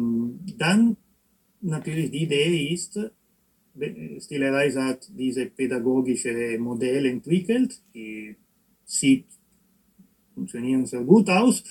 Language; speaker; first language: German; non-native, fluent; Italian